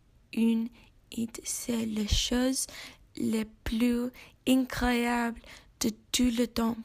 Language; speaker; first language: French; non-native, learner; English